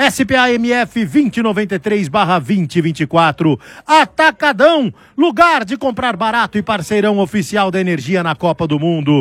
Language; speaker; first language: Portuguese; native; Portuguese